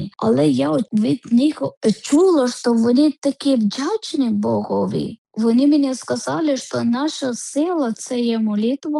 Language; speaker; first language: Ukrainian; non-native, learner; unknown